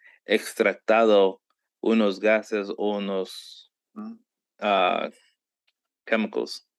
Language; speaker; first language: Spanish; early bilingual, heritage; Spanish